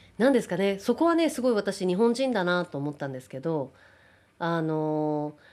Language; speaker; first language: Japanese; native; Japanese